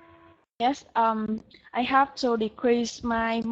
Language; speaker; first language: English; non-native, learner; Vietnamese